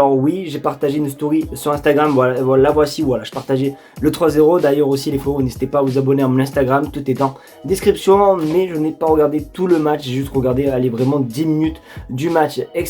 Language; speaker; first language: French; native; French